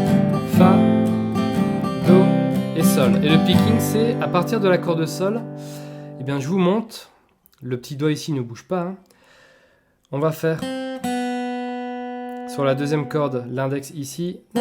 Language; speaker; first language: French; native; French